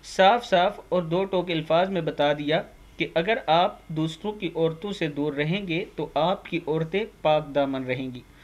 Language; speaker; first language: Urdu; non-native, local second language; Punjabi